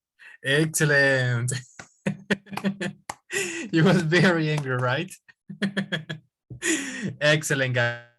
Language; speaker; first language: English; non-native, fluent; Spanish